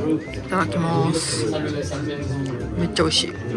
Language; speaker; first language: Japanese; native; Japanese